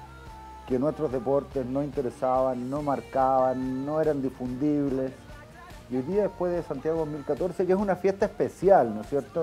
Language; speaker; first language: Spanish; native; Spanish